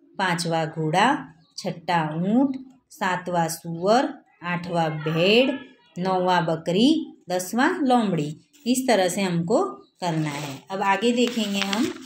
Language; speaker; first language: Hindi; non-native, local second language; Gujarati